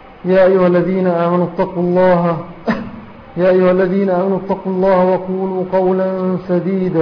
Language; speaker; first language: Arabic; native; Arabic